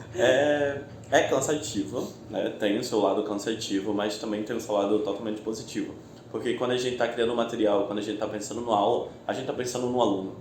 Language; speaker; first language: Portuguese; native; Portuguese